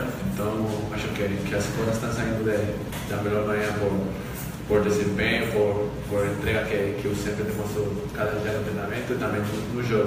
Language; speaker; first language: Portuguese; non-native, fluent; Spanish